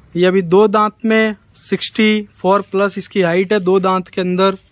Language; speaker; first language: Hindi; non-native, local second language; Gujarati